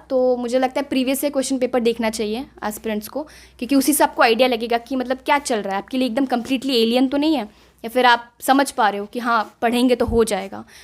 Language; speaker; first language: Hindi; non-native, local second language; Assamese